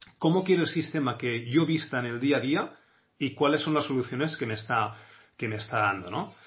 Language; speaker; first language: Spanish; non-native, local second language; Catalan